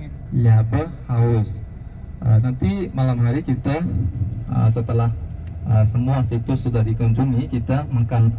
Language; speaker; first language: Indonesian; non-native, fluent; Uzbek